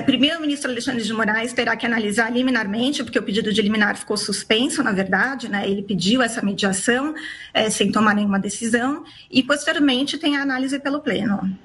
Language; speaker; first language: Portuguese; native; Portuguese